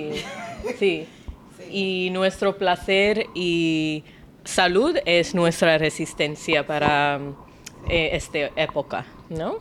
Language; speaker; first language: Spanish; non-native, learner; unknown